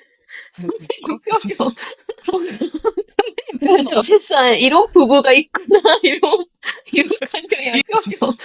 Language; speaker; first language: Korean; non-native, learner; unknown